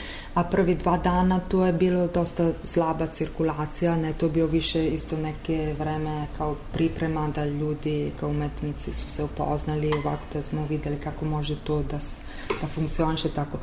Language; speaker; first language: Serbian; non-native, learner; Italian